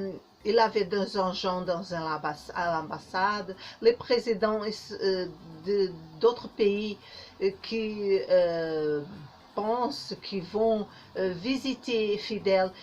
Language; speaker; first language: French; non-native, learner; Portuguese